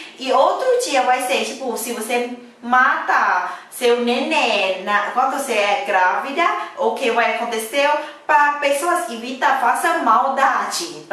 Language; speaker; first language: Portuguese; non-native, fluent; Thai